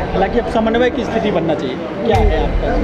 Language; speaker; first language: Hindi; native; Hindi